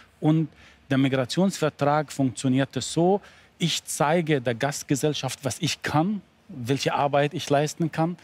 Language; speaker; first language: German; non-native, fluent; Arabic